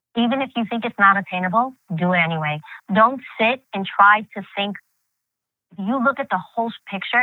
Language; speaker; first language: English; early bilingual, other home language; Greek